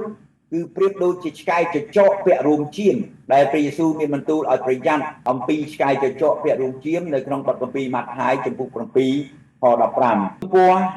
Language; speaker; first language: Khmer; native; Khmer